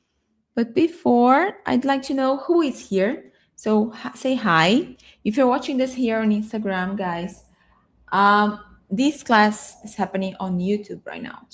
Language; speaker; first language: English; non-native, fluent; Portuguese